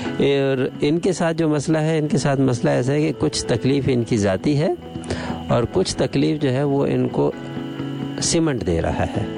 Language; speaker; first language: Urdu; non-native, local second language; Sindhi